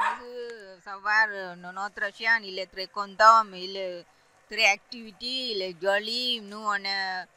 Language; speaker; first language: French; non-native, learner; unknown